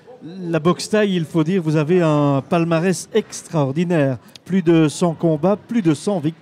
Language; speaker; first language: French; native; French